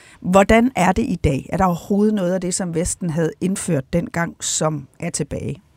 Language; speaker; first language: Danish; native; Danish